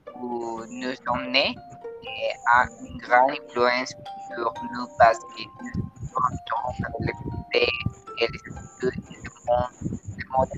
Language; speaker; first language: French; non-native, learner; Spanish